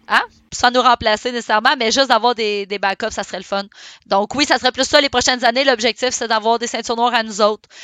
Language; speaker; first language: French; native; French